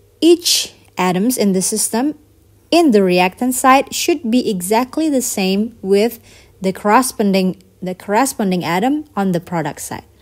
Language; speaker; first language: English; non-native, fluent; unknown